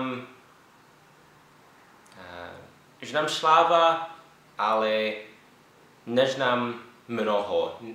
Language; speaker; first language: Czech; non-native, learner; English